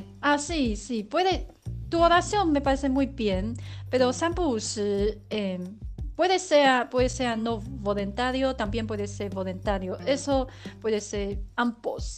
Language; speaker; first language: Spanish; non-native, learner; Chinese